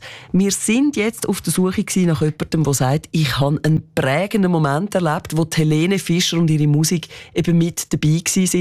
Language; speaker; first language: German; native; German